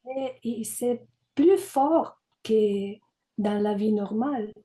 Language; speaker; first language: French; non-native, fluent; Italian